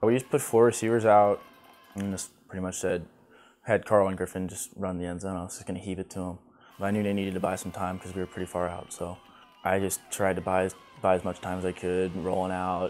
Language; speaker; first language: English; native; English